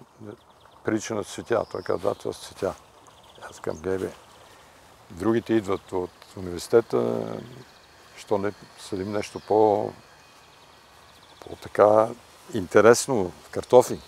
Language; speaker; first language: Bulgarian; early bilingual, heritage; Bulgarian